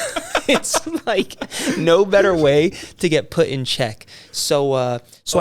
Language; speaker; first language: English; native; English